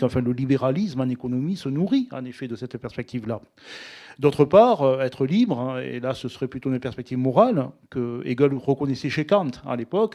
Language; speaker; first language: French; native; French